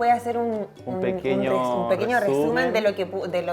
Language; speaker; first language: Spanish; native; Spanish